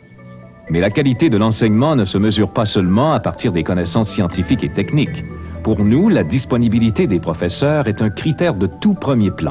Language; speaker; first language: French; native; French